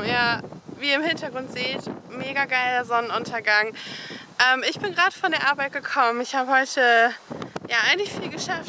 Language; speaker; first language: German; native; German